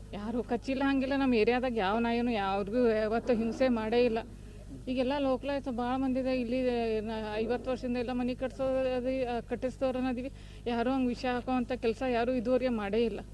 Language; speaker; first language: Kannada; native; Kannada